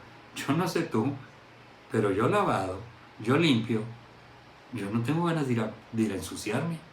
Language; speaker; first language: Spanish; native; Spanish